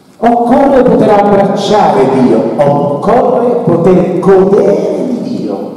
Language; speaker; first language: Italian; native; Italian